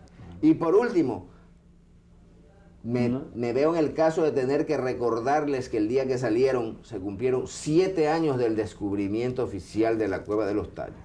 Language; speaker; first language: Spanish; native; Spanish